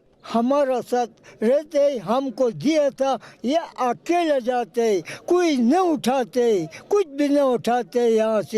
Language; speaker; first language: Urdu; non-native, local second language; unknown